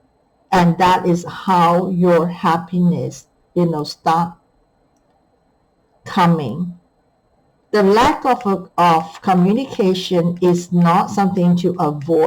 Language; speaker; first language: English; non-native, fluent; Chinese